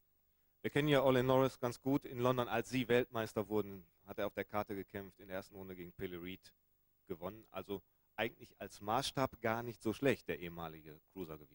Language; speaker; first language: German; native; German